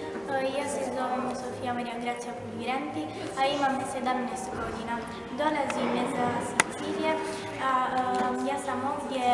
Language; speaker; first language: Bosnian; non-native, learner; Italian